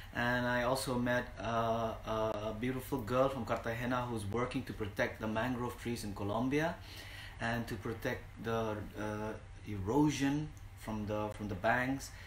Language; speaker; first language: English; non-native, local second language; Khasi